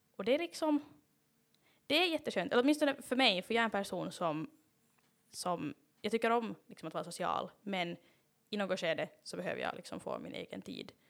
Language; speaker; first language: Swedish; native; Swedish